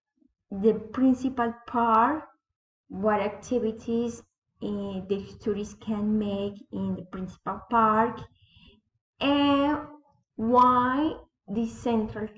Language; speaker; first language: English; non-native, learner; Spanish